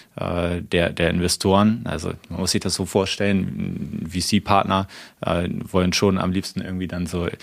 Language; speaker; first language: German; native; German